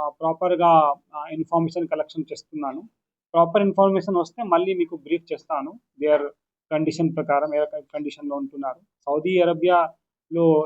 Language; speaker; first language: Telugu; non-native, local second language; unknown